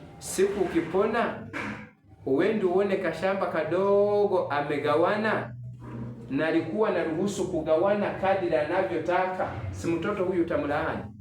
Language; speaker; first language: Swahili; non-native, local second language; Rundi